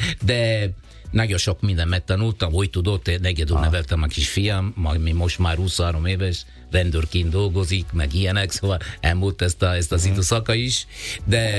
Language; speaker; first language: Hungarian; non-native, fluent; Italian